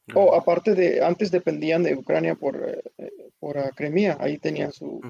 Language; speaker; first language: Spanish; early bilingual, heritage; Spanish